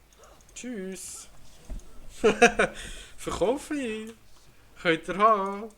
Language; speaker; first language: German; native; German